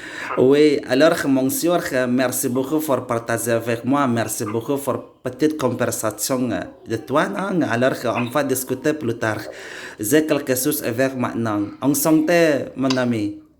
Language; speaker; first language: French; non-native, learner; Indonesian